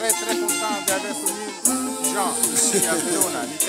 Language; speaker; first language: French; non-native, learner; Italian